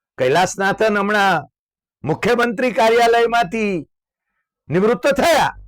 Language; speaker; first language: Gujarati; native; Gujarati